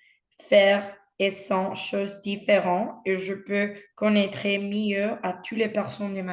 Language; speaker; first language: French; non-native, learner; Spanish